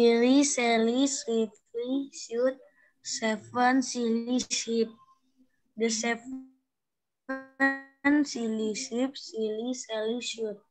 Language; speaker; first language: English; non-native, learner; Indonesian